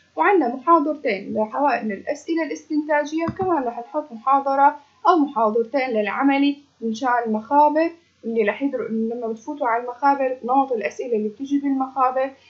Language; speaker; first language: Arabic; native; Arabic